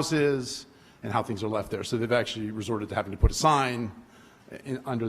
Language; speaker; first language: English; native; English